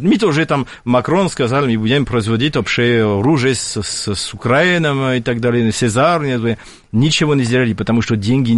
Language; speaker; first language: Russian; non-native, fluent; French